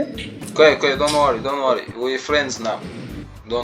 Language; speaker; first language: English; non-native, learner; Arabic